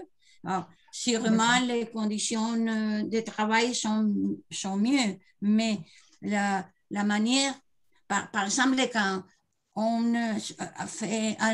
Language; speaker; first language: French; non-native, learner; Spanish